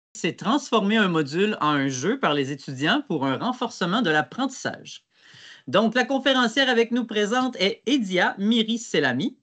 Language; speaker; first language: French; native; French